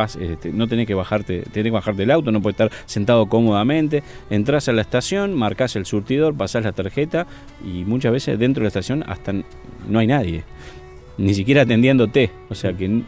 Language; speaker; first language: Spanish; native; Spanish